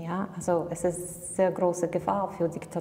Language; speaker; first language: German; non-native, learner; Belarusian